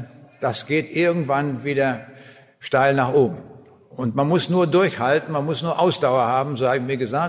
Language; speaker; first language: German; native; German